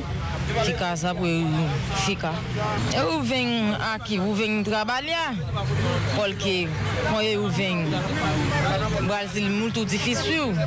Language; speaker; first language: Portuguese; non-native, learner; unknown